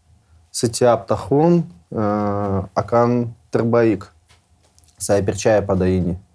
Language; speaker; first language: Indonesian; non-native, learner; Russian